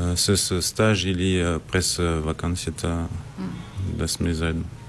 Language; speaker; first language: Bulgarian; non-native, learner; French